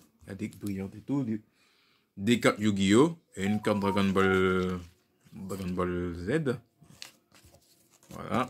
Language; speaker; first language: French; native; French